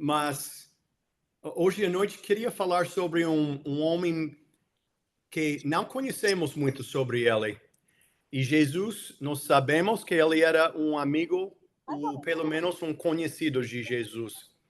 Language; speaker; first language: Portuguese; non-native, fluent; English